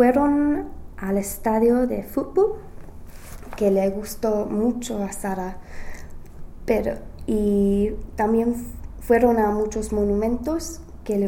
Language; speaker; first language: Spanish; non-native, learner; English